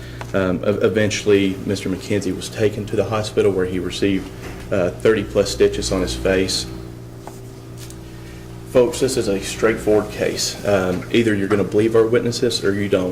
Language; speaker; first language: English; native; English